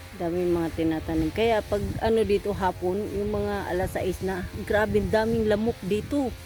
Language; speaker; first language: Filipino; non-native, local second language; Cebuano